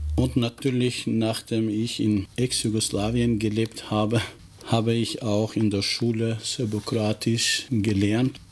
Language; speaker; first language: German; non-native, fluent; Albanian